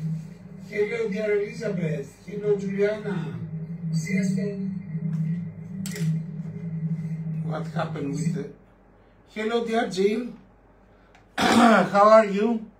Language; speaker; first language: English; non-native, fluent; Greek